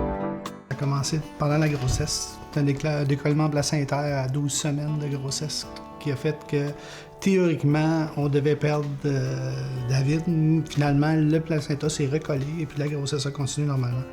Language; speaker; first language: French; native; French